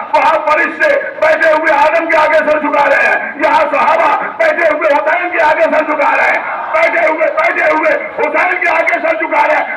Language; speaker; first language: Urdu; native; Urdu